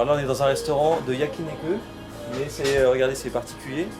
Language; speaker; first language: French; native; French